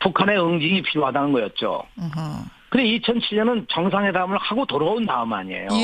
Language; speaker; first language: Korean; native; Korean